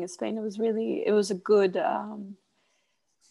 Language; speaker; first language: English; non-native, fluent; Swedish